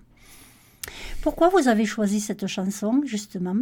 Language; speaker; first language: French; native; French